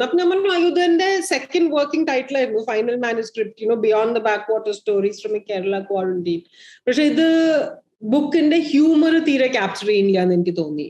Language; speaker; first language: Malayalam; early bilingual, heritage; Malayalam